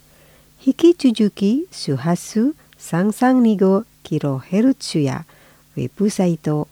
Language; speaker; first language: Japanese; non-native, fluent; Indonesian